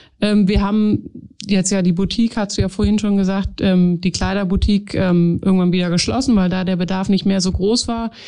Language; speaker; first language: German; native; German